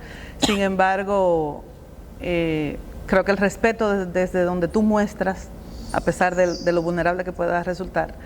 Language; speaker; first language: Spanish; native; Spanish